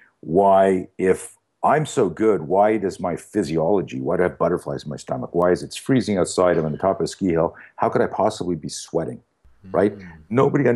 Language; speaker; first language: English; native; English